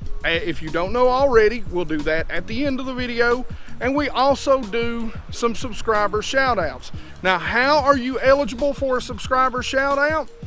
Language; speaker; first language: English; native; English